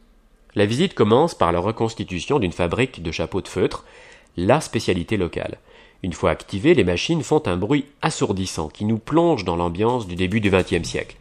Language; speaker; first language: French; native; French